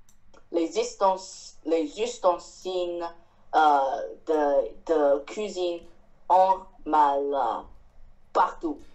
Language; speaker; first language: French; non-native, learner; Chinese